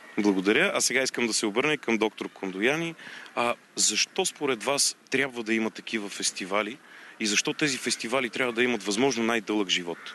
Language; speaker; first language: Bulgarian; native; Bulgarian